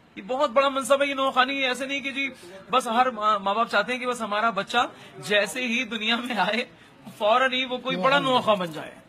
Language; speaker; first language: Urdu; native; Urdu